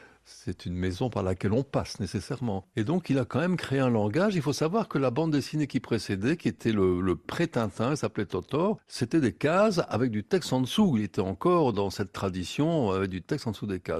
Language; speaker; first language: French; native; French